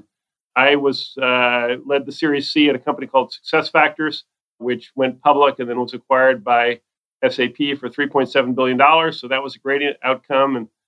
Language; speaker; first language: English; native; English